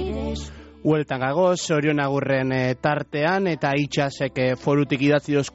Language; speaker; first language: Basque; native; Basque